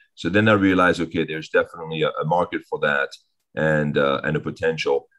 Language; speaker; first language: English; early bilingual, other home language; French